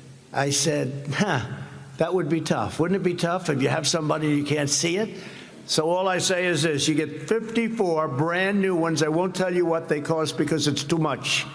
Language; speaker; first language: English; native; English